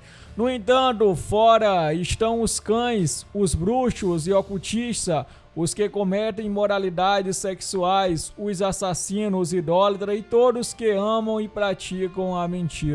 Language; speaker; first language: Portuguese; native; Portuguese